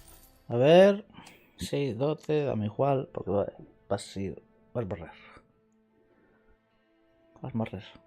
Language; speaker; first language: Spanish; non-native, local second language; Galician